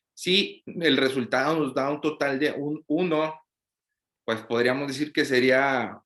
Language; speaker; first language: Spanish; native; Spanish